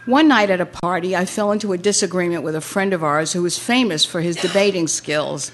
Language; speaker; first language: English; native; English